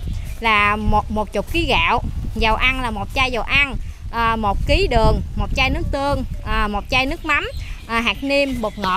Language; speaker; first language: Vietnamese; native; Vietnamese